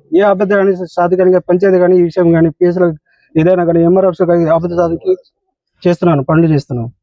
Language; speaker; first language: Telugu; non-native, local second language; Lambadi